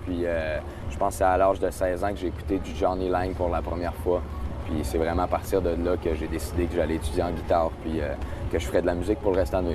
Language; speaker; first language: French; native; French